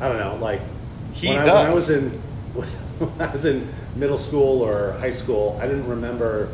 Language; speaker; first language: English; native; English